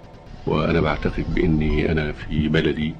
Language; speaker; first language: Arabic; native; Arabic